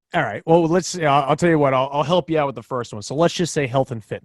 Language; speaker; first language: English; native; English